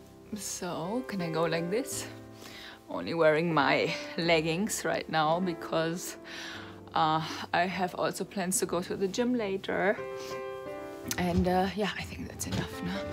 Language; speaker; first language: English; non-native, fluent; German